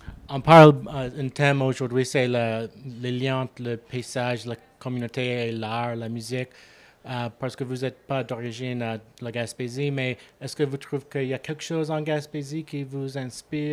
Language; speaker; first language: French; non-native, local second language; English